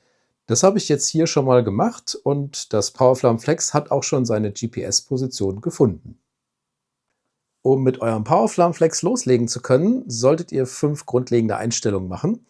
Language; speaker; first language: German; native; German